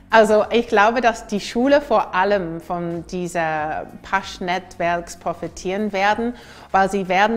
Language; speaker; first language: German; non-native, fluent; English